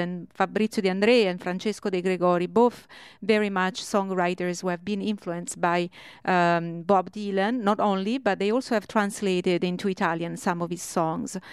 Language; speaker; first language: English; non-native, fluent; Italian